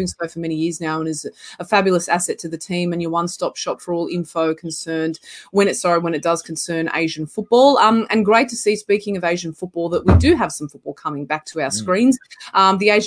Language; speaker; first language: English; native; English